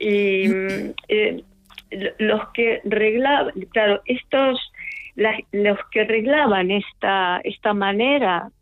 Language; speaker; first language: Spanish; native; Spanish